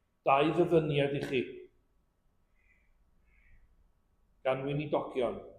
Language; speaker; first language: Welsh; native; Welsh